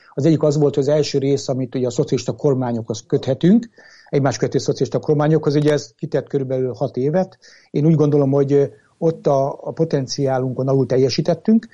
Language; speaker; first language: Hungarian; native; Hungarian